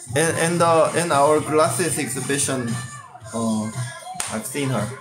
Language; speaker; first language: English; non-native, local second language; Korean